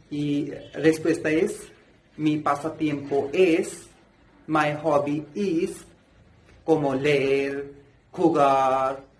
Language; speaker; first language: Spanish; non-native, fluent; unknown